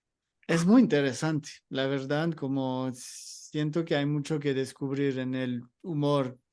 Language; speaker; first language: Spanish; non-native, learner; English